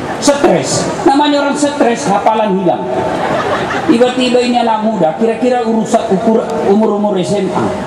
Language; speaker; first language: Indonesian; non-native, local second language; Buginese